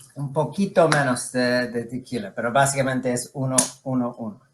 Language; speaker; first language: Spanish; non-native, fluent; English